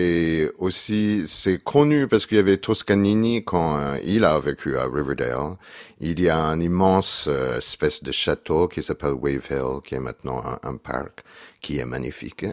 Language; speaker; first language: French; non-native, fluent; English